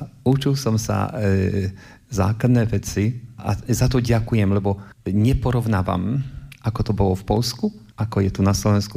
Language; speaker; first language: Slovak; non-native, fluent; Polish